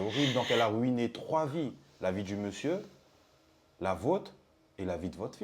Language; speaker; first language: French; native; French